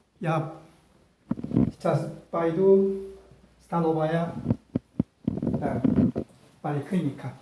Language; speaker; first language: Russian; non-native, learner; Korean